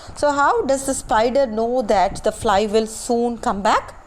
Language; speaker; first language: English; non-native, local second language; Tamil